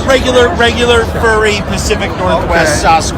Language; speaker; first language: English; native; English